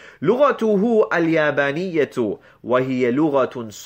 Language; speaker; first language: Arabic; non-native, fluent; English